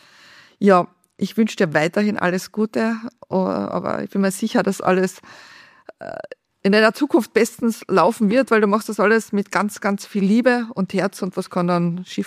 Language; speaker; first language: German; native; German